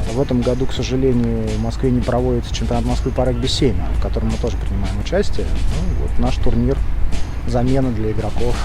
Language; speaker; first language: Russian; native; Russian